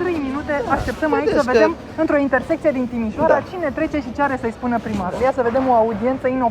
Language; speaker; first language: Romanian; native; Romanian